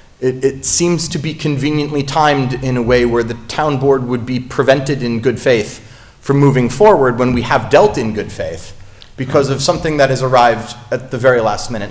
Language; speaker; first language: English; native; English